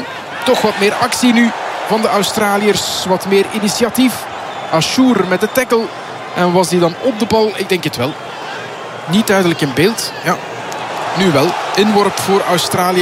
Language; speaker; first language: Dutch; native; Dutch